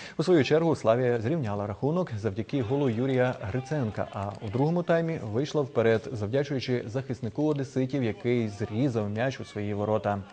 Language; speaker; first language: Ukrainian; native; Ukrainian